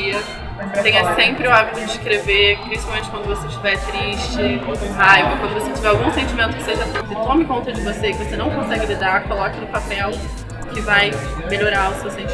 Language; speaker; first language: Portuguese; native; Portuguese